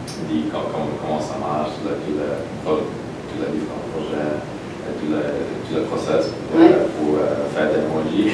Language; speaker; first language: French; non-native, learner; Polish